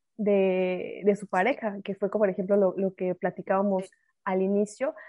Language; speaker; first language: Spanish; native; Spanish